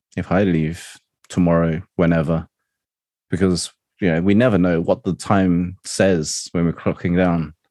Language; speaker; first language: English; non-native, local second language; Cantonese